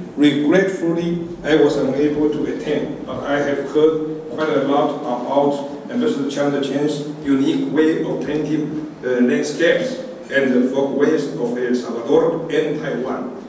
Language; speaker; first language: English; non-native, fluent; Chinese